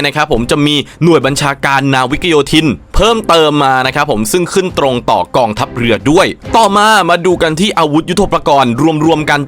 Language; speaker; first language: Thai; native; Thai